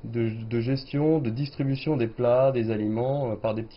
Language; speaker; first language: French; native; French